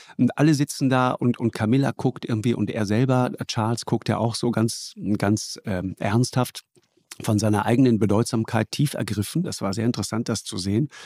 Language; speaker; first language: German; native; German